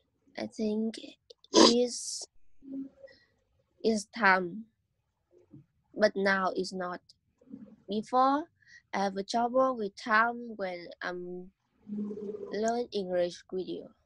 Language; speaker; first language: English; non-native, learner; Vietnamese